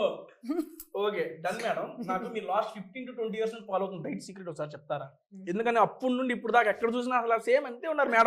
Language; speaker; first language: Telugu; native; Telugu